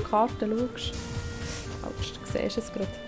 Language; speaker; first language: German; native; German